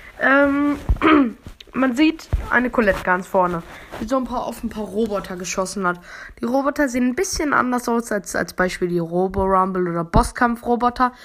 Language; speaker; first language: German; native; German